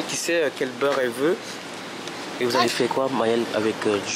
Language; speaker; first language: French; native; French